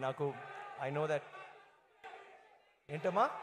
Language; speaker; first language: Telugu; non-native, learner; Tamil